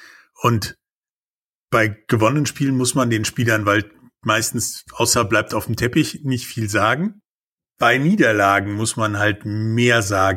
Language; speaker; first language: German; native; German